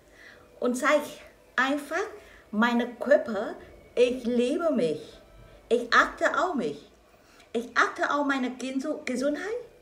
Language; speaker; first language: German; non-native, learner; Vietnamese